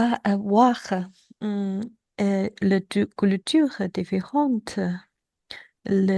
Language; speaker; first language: French; non-native, learner; Chinese